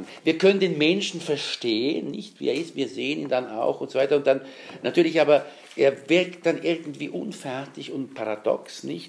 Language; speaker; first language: German; native; German